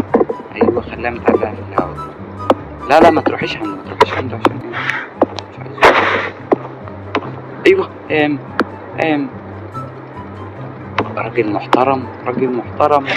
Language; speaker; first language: Arabic; native; Arabic